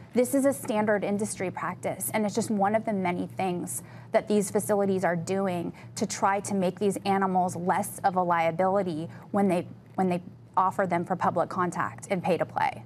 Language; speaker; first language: English; native; English